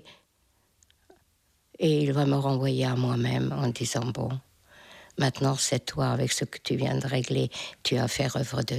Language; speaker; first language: French; non-native, fluent; Hungarian